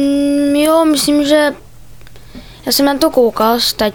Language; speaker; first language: Czech; early bilingual, heritage; Czech